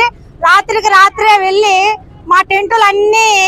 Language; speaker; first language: Telugu; native; Telugu